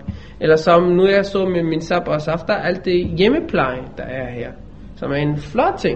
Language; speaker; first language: Danish; non-native, fluent; Hebrew